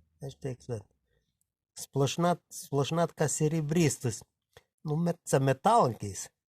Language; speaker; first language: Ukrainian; non-native, local second language; Russian